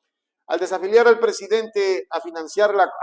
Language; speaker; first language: Spanish; native; Spanish